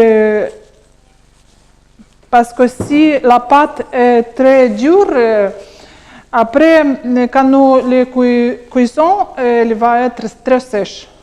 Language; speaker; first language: French; non-native, learner; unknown